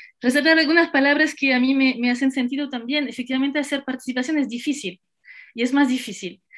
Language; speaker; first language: Spanish; non-native, fluent; French